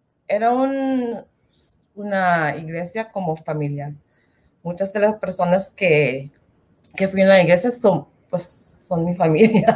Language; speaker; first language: Spanish; non-native, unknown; English